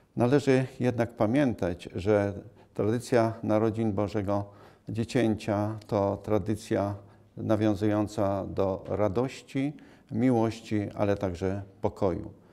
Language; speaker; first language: Polish; native; Polish